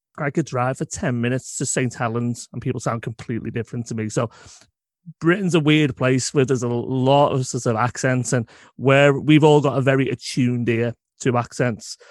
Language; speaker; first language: English; native; English